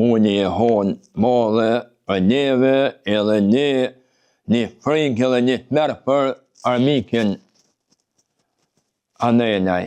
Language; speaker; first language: Albanian; native; Albanian